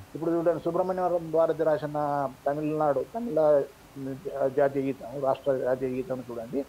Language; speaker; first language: Telugu; native; Telugu